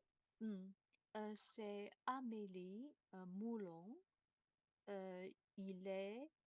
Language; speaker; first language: French; non-native, learner; Chinese